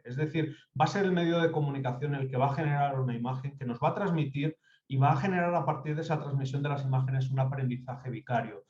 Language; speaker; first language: Spanish; native; Spanish